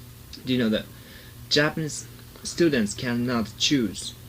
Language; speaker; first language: English; non-native, learner; Japanese